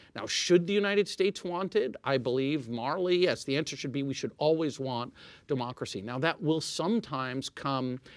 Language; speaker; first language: English; non-native, fluent; Arabic